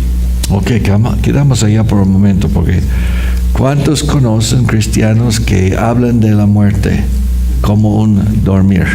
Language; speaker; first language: Spanish; non-native, fluent; English